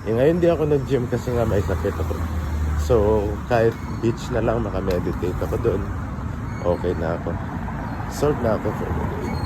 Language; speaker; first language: Filipino; native; Filipino